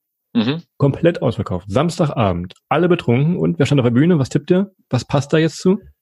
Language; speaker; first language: German; native; German